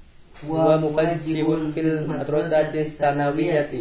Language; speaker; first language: Arabic; non-native, learner; Indonesian